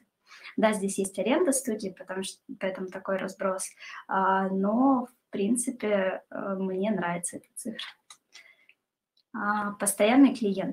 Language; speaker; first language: Russian; native; Russian